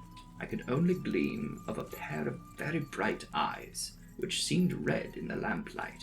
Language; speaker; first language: English; native; English